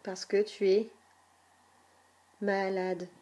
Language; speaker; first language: French; native; French